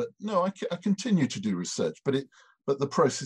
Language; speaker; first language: English; native; English